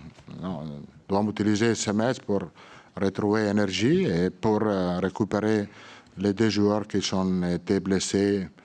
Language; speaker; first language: French; non-native, learner; Italian